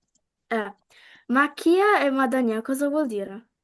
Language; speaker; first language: Italian; early bilingual, other home language; Bangla